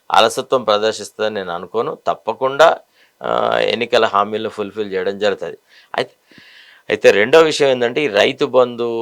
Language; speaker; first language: Telugu; native; Telugu